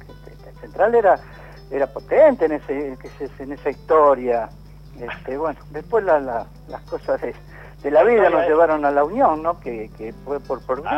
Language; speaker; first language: Spanish; native; Spanish